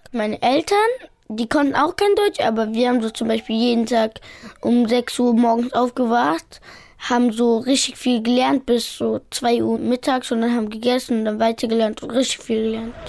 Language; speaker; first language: German; early bilingual, other home language; Pashto